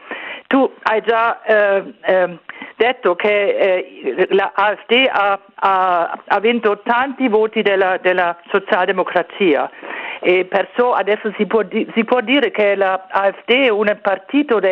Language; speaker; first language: Italian; non-native, fluent; German